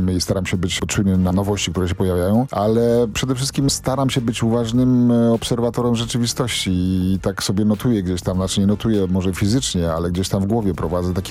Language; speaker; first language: Polish; native; Polish